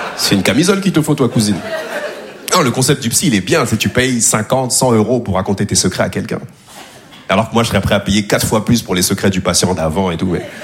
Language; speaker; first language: French; native; French